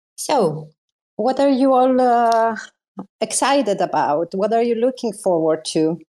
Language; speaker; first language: English; non-native, fluent; Greek